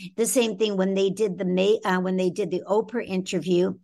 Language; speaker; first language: English; native; English